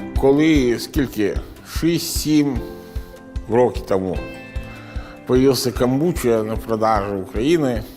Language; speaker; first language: Ukrainian; non-native, learner; Italian